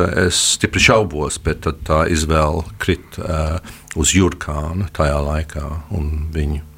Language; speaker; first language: Latvian; early bilingual, heritage; Latvian